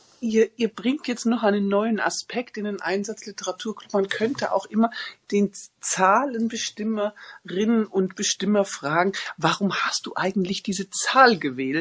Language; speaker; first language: German; native; German